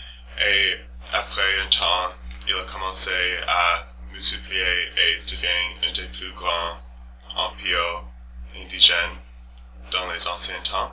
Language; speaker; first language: French; non-native, learner; English